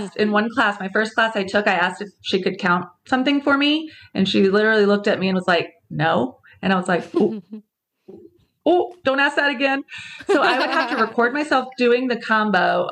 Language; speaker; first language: English; native; English